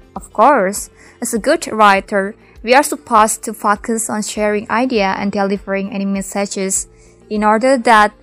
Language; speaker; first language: English; non-native, fluent; Indonesian